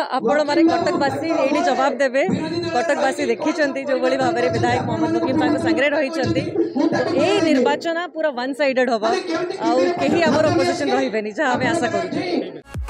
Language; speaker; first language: Odia; non-native, local second language; Urdu